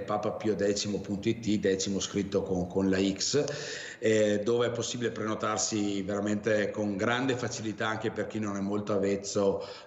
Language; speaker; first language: Italian; native; Italian